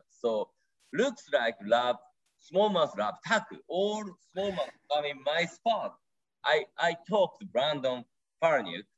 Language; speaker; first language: English; non-native, learner; Japanese